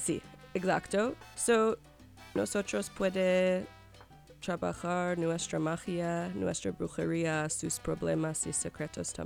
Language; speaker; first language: Spanish; non-native, learner; English